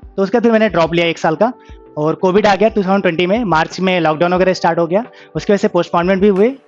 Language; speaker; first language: Hindi; native; Hindi